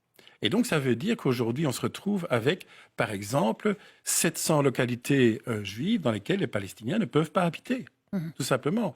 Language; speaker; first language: French; native; French